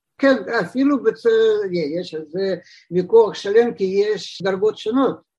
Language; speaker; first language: Hebrew; non-native, fluent; Russian